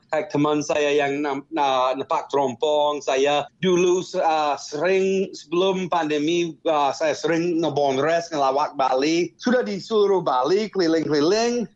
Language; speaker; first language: Indonesian; non-native, fluent; English